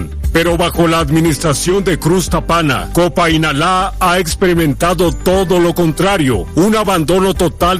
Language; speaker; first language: Spanish; native; Spanish